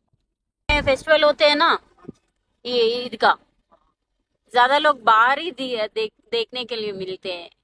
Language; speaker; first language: Hindi; non-native, local second language; Telugu